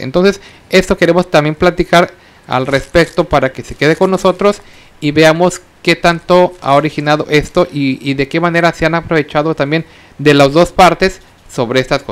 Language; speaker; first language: Spanish; native; Spanish